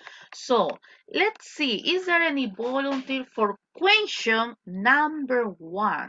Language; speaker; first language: English; non-native, fluent; Spanish